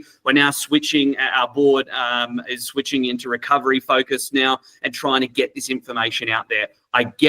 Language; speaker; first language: English; native; English